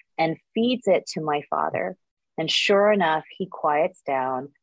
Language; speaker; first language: English; early bilingual, other home language; Korean